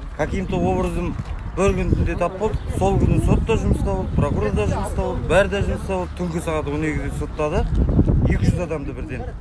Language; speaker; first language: Kazakh; native; Kazakh